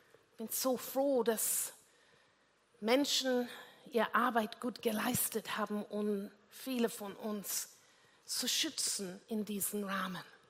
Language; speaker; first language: German; non-native, fluent; English